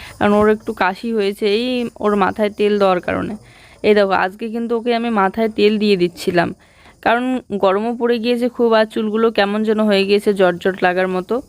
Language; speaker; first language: Bangla; native; Bangla